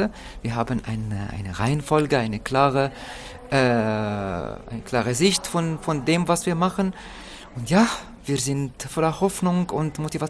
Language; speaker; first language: German; non-native, fluent; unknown